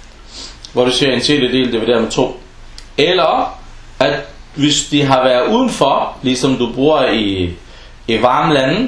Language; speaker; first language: Danish; early bilingual, other home language; Arabic